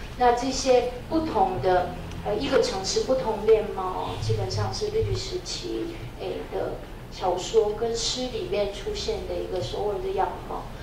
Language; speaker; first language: Chinese; non-native, fluent; Korean